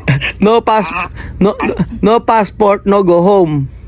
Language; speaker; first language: English; non-native, learner; Filipino